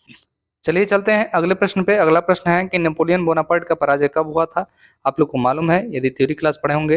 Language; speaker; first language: Hindi; native; Hindi